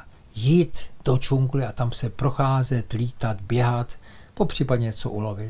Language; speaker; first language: Czech; native; Czech